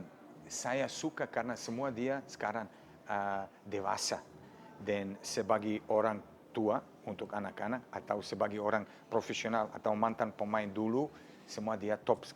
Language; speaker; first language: Indonesian; non-native, fluent; Serbian